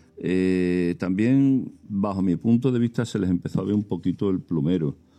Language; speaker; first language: Spanish; native; Spanish